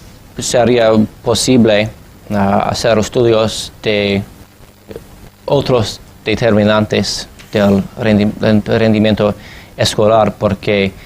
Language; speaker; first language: Spanish; non-native, fluent; English